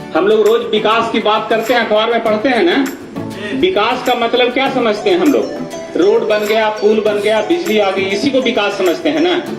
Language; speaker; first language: Hindi; native; Hindi